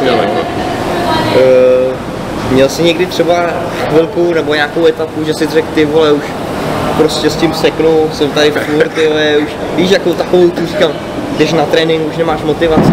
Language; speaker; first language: Czech; native; Czech